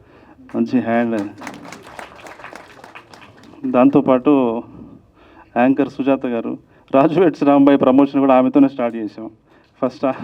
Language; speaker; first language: Telugu; native; Telugu